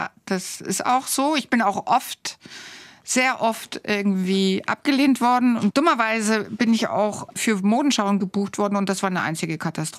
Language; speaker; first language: German; native; German